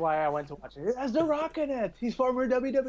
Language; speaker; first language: English; native; English